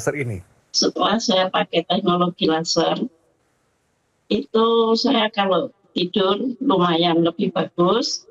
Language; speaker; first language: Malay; non-native, local second language; Javanese